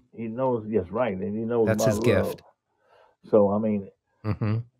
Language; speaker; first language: English; native; English